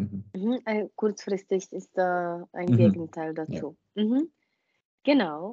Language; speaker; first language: German; non-native, fluent; Czech